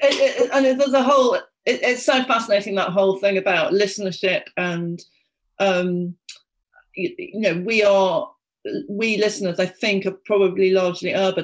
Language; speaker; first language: English; native; English